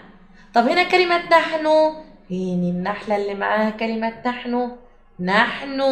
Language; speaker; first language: Arabic; native; Arabic